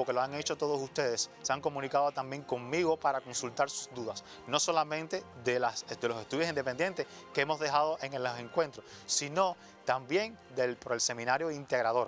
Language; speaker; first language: Spanish; native; Spanish